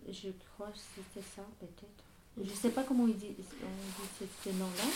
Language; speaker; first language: French; non-native, learner; Arabic